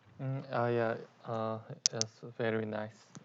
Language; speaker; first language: English; non-native, learner; Korean